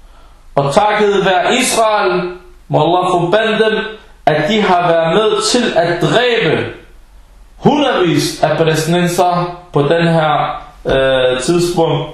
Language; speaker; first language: Danish; early bilingual, other home language; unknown